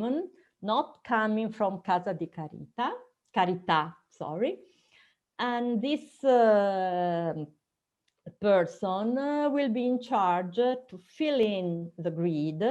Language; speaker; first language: English; non-native, fluent; Italian